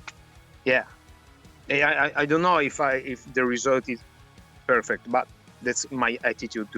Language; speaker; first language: English; non-native, fluent; Italian